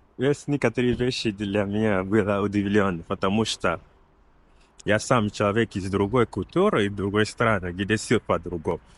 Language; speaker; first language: Russian; non-native, learner; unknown